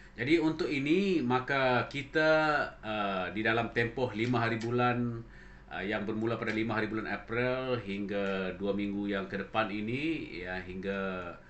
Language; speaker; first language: Malay; non-native, local second language; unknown